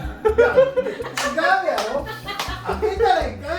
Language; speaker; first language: Japanese; native; Japanese